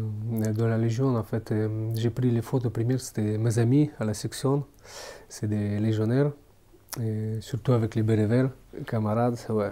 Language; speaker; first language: French; non-native, fluent; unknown